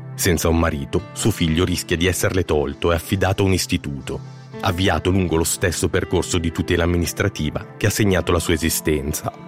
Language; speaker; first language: Italian; native; Italian